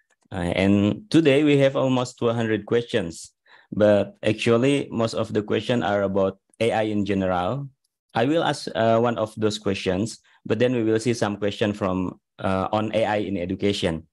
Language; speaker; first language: English; non-native, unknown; Indonesian